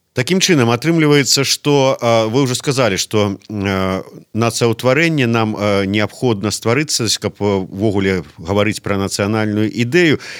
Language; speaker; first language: Belarusian; native; Belarusian